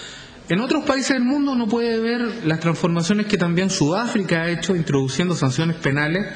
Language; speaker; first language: Spanish; native; Spanish